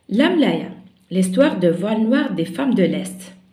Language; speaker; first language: French; non-native, local second language; Arabic